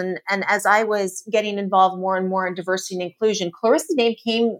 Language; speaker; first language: English; native; English